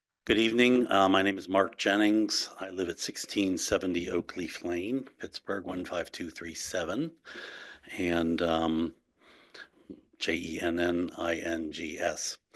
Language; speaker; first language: English; native; English